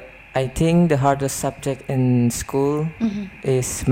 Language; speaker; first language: English; non-native, learner; Indonesian